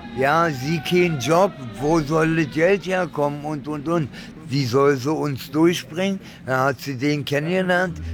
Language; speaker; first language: German; early bilingual, other home language; Italian